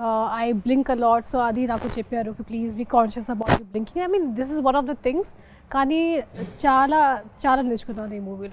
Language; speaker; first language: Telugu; non-native, local second language; Hindi